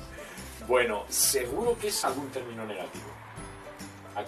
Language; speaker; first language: Spanish; native; Spanish